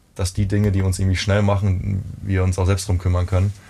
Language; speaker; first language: German; native; German